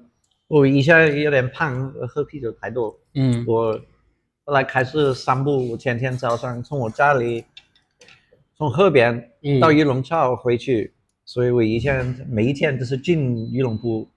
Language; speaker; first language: Chinese; non-native, fluent; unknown